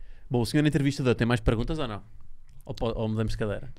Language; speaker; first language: Portuguese; native; Portuguese